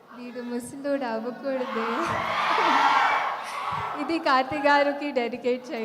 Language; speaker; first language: Telugu; non-native, fluent; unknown